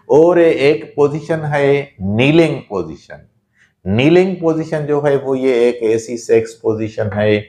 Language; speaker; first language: Urdu; non-native, local second language; Sindhi